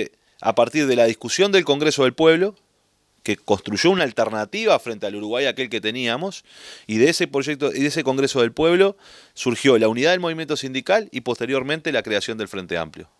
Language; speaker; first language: Spanish; native; Spanish